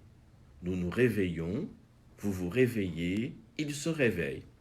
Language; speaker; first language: French; non-native, fluent; Portuguese